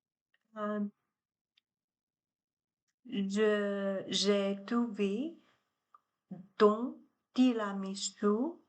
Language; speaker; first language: French; non-native, learner; Chinese